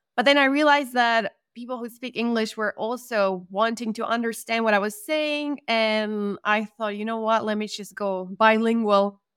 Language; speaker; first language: English; non-native, fluent; Spanish